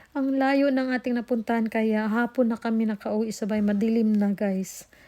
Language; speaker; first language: Filipino; non-native, local second language; Cebuano